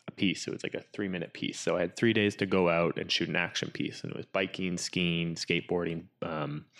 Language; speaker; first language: English; native; English